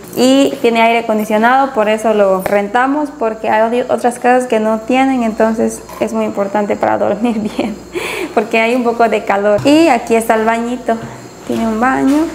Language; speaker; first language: Spanish; native; Spanish